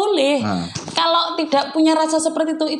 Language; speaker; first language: Indonesian; non-native, local second language; Javanese